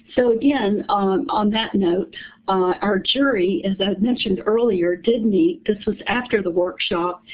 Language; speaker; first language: English; native; English